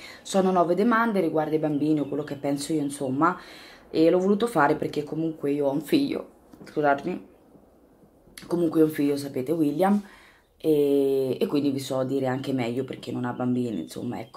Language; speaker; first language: Italian; native; Italian